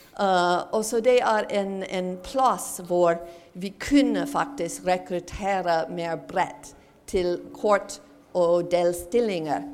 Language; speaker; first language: Norwegian; non-native, fluent; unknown